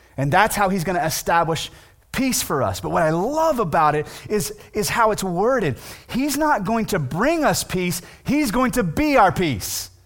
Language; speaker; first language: English; native; English